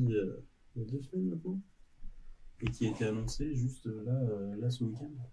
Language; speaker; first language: French; native; French